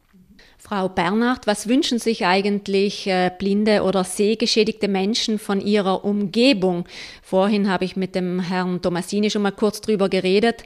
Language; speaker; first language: German; native; German